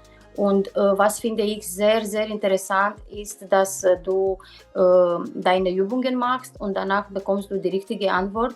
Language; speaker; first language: German; non-native, learner; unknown